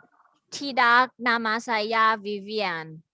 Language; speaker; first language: Indonesian; non-native, learner; Thai